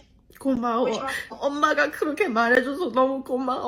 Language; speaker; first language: Korean; early bilingual, heritage; English